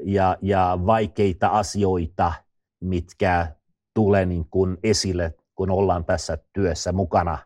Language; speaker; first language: Finnish; non-native, fluent; Swedish